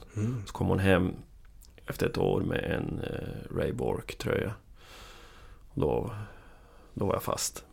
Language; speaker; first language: Swedish; native; Swedish